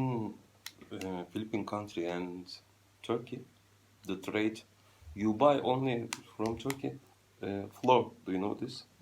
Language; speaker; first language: English; non-native, fluent; Turkish